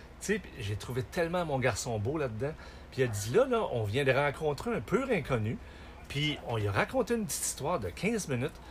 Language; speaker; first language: French; native; French